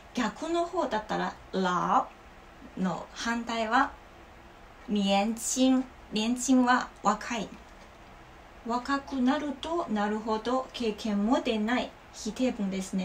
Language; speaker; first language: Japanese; non-native, learner; Chinese